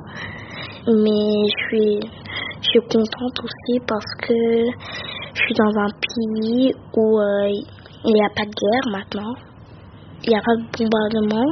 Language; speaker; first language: French; early bilingual, other home language; Arabic